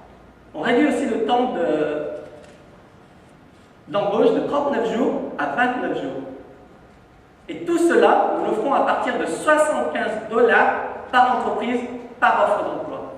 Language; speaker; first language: French; native; French